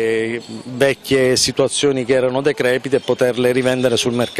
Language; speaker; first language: Italian; native; Italian